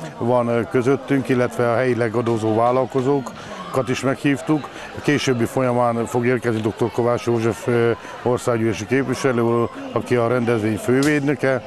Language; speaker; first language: Hungarian; native; Hungarian